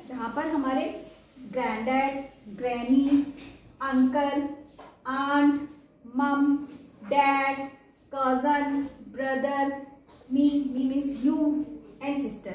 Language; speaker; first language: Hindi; native; Hindi